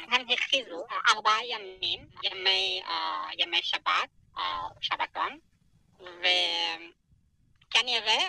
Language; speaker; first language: Hebrew; non-native, fluent; Persian